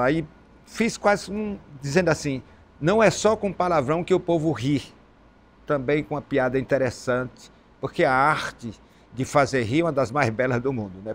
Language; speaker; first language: Portuguese; native; Portuguese